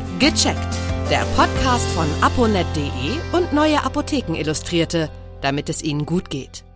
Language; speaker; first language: German; native; German